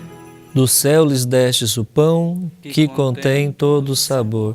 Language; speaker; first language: Portuguese; native; Portuguese